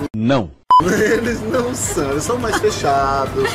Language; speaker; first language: Portuguese; native; Portuguese